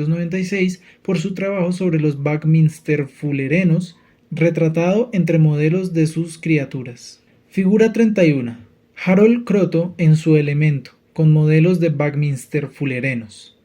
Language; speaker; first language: Spanish; native; Spanish